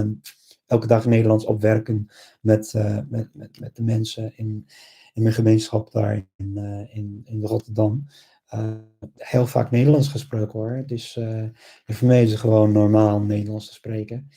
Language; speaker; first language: Dutch; non-native, fluent; English